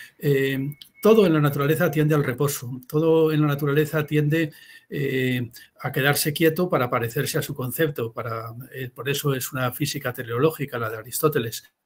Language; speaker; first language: Spanish; native; Spanish